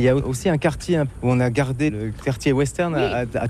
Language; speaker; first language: French; native; French